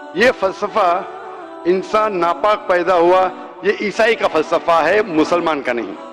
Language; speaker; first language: Hindi; non-native, local second language; Konkani